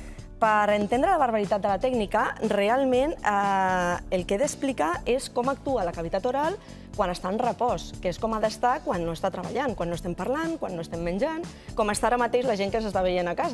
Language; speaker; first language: Catalan; native; Catalan